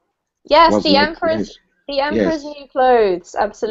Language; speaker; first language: English; native; English